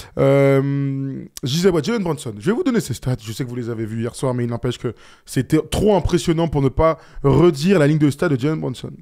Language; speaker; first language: French; native; French